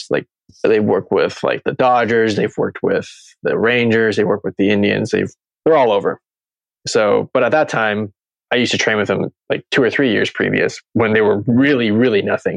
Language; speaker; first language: English; native; English